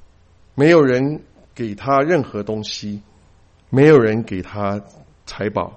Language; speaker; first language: Chinese; native; Chinese